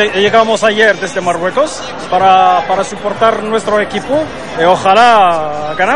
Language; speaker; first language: Spanish; non-native, learner; Arabic